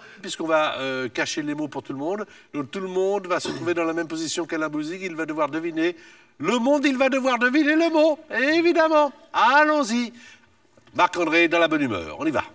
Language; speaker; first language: French; native; French